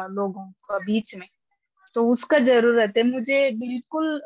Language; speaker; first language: Hindi; non-native, local second language; Kannada